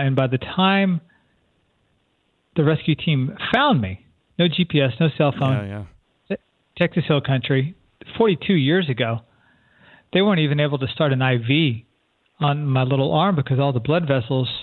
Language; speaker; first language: English; native; English